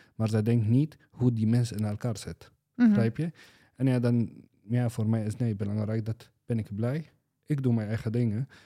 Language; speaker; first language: Dutch; non-native, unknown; Arabic